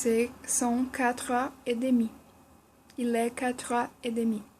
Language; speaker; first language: French; non-native, fluent; Portuguese